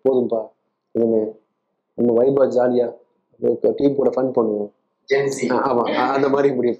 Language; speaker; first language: Tamil; native; Tamil